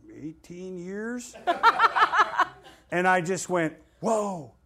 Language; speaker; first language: English; native; English